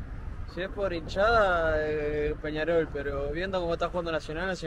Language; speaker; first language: Spanish; native; Spanish